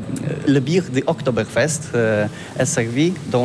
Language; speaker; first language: French; non-native, learner; Polish